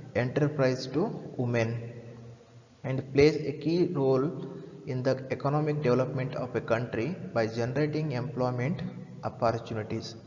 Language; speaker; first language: English; non-native, local second language; Kannada